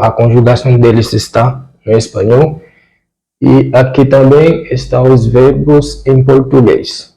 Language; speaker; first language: Portuguese; non-native, fluent; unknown